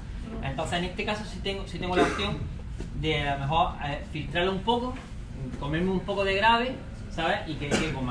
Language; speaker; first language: Spanish; native; Spanish